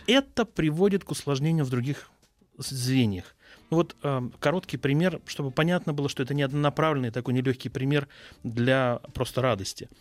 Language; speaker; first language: Russian; native; Russian